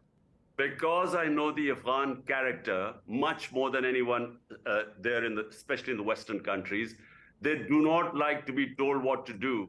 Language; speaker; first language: English; non-native, local second language; Urdu